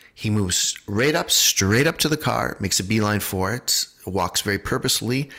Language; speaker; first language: English; native; English